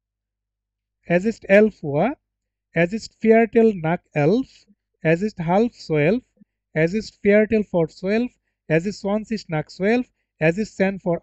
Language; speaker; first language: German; non-native, fluent; Bangla